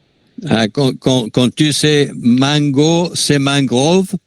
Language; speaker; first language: French; non-native, fluent; Spanish